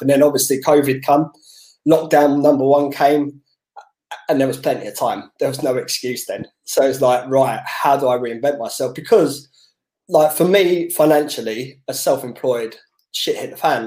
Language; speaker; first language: English; native; English